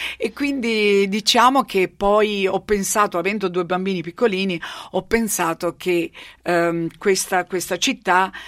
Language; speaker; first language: Italian; native; Italian